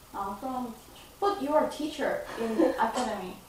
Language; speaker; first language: English; non-native, learner; Korean